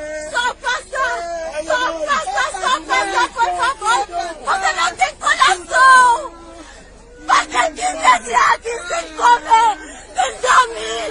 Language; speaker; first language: Portuguese; non-native, learner; Haitian Creole